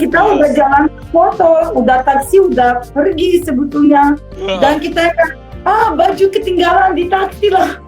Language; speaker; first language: Indonesian; non-native, fluent; Russian